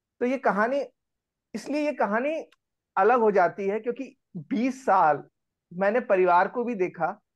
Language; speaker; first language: Hindi; native; Hindi